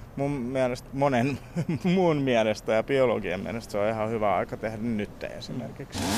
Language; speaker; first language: Finnish; early bilingual, heritage; Finnish